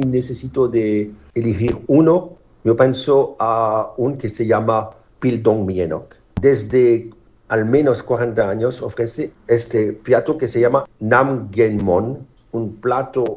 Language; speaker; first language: Spanish; non-native, fluent; French